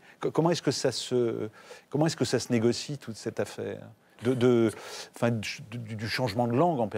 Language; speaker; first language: French; native; French